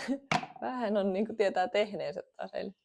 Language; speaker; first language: Finnish; native; Finnish